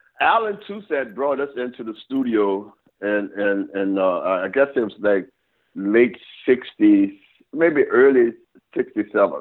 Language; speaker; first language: English; native; English